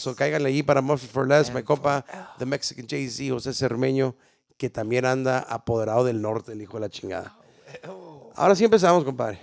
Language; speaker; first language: Spanish; early bilingual, heritage; Spanish